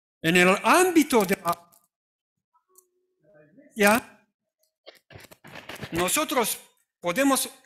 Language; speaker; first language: Spanish; non-native, fluent; Romanian